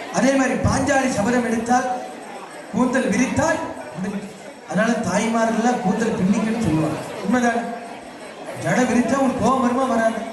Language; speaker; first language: Tamil; native; Tamil